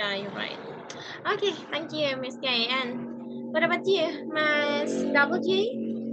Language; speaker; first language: English; non-native, learner; Indonesian